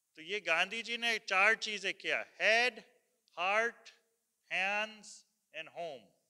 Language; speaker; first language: Hindi; early bilingual, heritage; Hindi